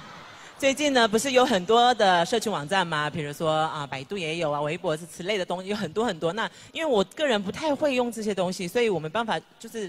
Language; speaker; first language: Chinese; native; Chinese